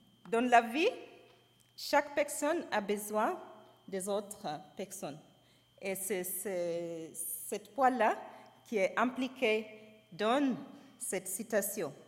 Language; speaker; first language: French; non-native, fluent; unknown